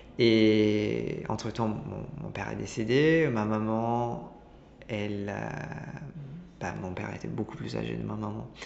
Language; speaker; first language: French; non-native, fluent; Italian